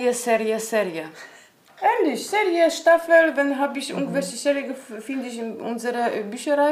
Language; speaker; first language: German; non-native, learner; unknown